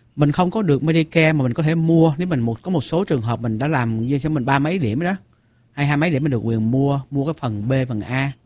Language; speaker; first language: Vietnamese; native; Vietnamese